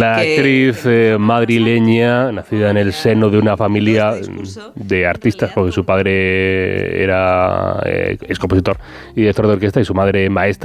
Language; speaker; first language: Spanish; native; Spanish